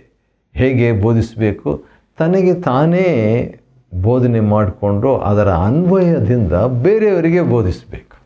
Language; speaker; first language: Kannada; native; Kannada